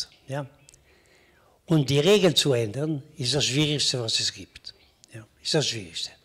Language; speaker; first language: German; non-native, local second language; Italian